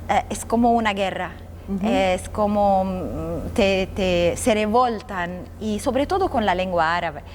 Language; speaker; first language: Spanish; non-native, fluent; Arabic